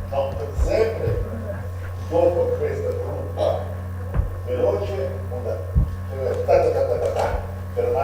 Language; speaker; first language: Italian; non-native, learner; Russian